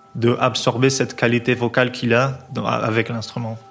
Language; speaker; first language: French; non-native, fluent; Portuguese